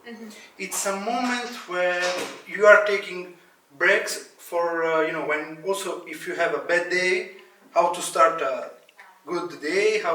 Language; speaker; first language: English; non-native, fluent; Italian